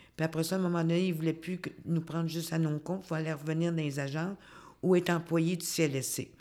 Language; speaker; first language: French; native; French